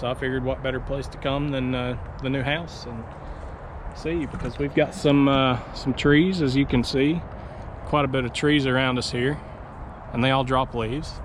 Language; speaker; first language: English; native; English